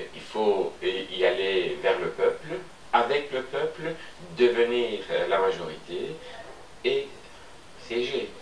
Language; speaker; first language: French; non-native, fluent; Turkish